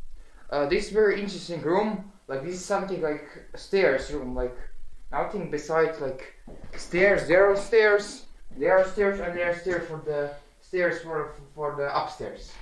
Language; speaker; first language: English; non-native, fluent; Croatian